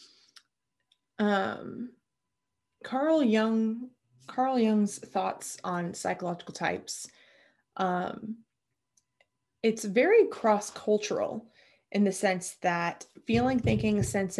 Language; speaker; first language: English; native; English